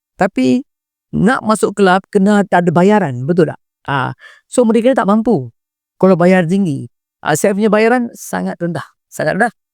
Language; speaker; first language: Malay; non-native, local second language; Tamil